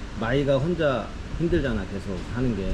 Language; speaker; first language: Korean; native; Korean